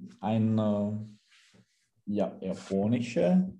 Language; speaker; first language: German; non-native, learner; Czech